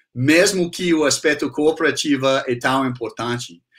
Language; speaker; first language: Portuguese; non-native, fluent; English